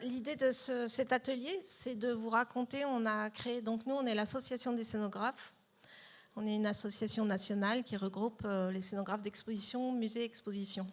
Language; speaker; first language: French; native; French